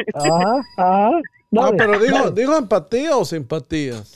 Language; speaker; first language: Spanish; native; Spanish